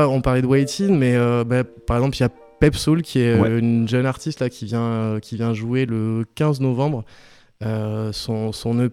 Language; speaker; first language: French; native; French